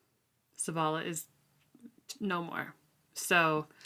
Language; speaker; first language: English; native; English